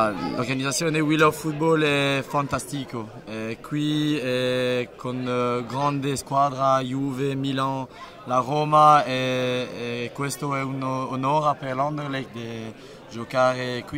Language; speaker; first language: Italian; non-native, learner; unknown